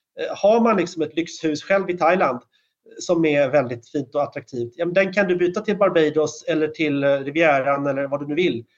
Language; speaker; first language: Swedish; native; Swedish